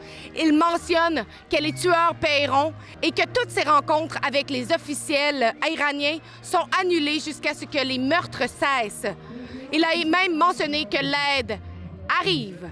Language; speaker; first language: French; native; French